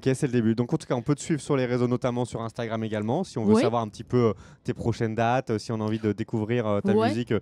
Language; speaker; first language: French; native; French